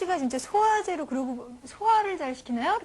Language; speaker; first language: Korean; native; Korean